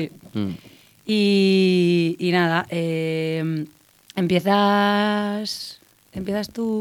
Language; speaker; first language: Spanish; native; Spanish